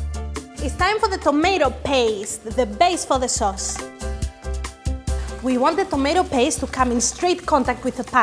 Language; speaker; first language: English; non-native, fluent; Greek